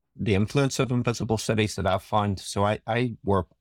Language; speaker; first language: English; native; English